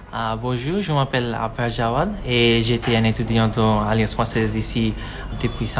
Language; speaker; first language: French; non-native, learner; Bangla